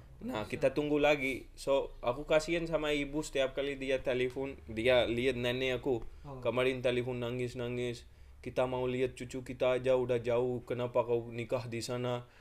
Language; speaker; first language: Indonesian; non-native, fluent; Urdu